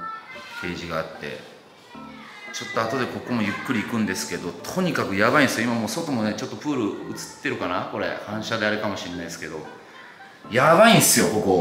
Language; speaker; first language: Japanese; native; Japanese